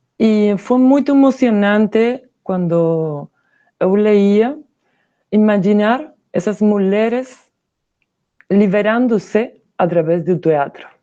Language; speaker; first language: Portuguese; non-native, learner; Spanish